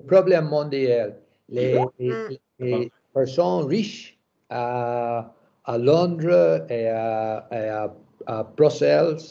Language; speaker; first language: French; non-native, learner; English